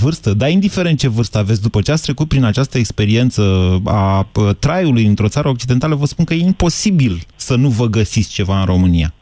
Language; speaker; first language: Romanian; native; Romanian